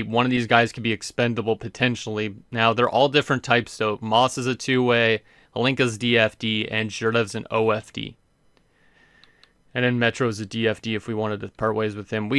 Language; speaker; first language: English; native; English